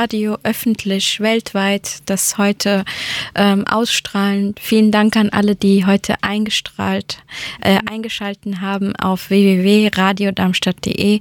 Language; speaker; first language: German; native; German